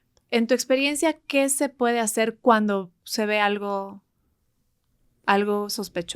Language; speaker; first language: Spanish; native; Spanish